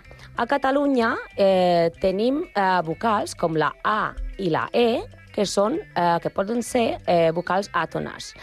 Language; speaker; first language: Catalan; non-native, learner; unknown